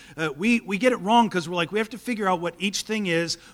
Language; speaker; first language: English; native; English